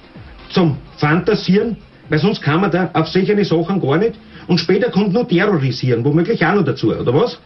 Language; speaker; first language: German; native; German